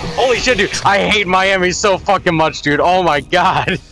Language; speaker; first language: English; native; English